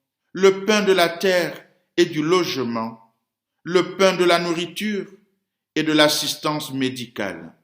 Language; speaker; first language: French; native; French